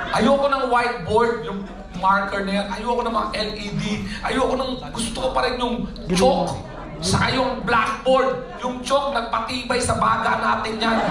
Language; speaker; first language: Filipino; native; Filipino